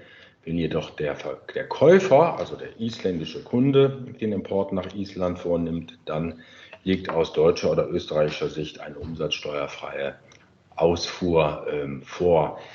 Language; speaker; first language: German; native; German